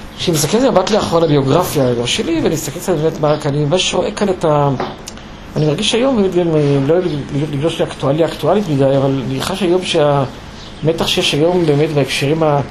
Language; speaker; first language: Hebrew; non-native, fluent; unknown